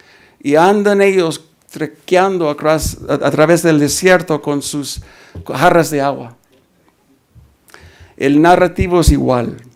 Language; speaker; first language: Spanish; early bilingual, heritage; Spanish